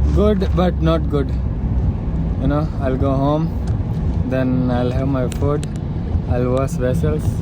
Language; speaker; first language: English; non-native, local second language; Gujarati